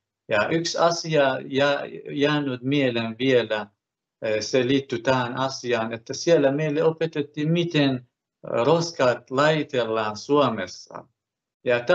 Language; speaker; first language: Finnish; non-native, fluent; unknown